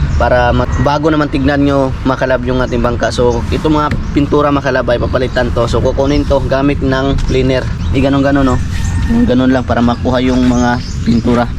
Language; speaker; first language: Filipino; non-native, local second language; Cebuano